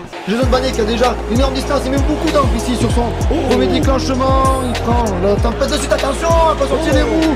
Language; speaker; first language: French; native; French